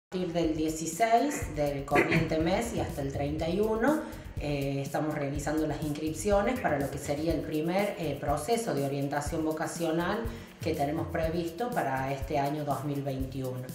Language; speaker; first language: Spanish; native; Spanish